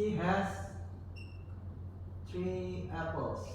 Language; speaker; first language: English; non-native, learner; Indonesian